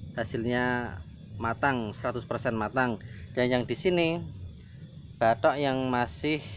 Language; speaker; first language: Indonesian; non-native, local second language; Javanese